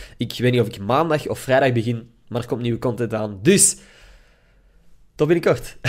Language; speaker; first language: Dutch; native; Dutch